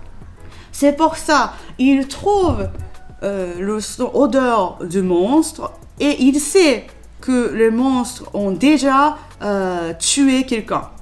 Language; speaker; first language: French; non-native, learner; Japanese